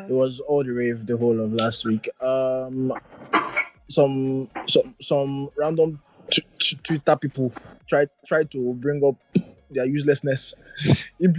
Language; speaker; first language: English; non-native, local second language; Yoruba